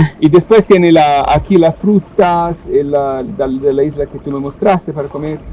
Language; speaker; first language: Spanish; non-native, learner; Italian